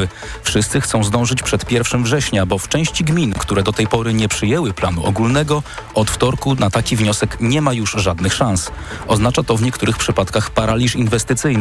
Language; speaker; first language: Polish; native; Polish